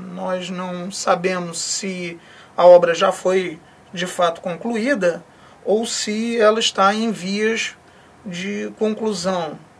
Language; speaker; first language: Portuguese; native; Portuguese